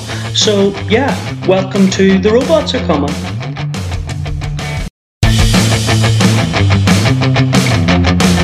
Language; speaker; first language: English; native; English